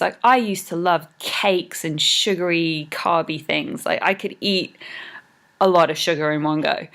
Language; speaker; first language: English; native; English